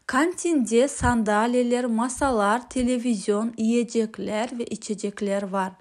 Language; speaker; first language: Turkish; non-native, fluent; Kazakh